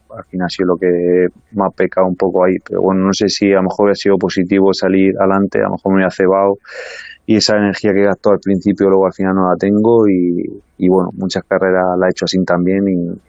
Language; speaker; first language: Spanish; native; Spanish